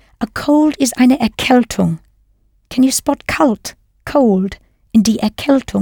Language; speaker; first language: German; non-native, fluent; English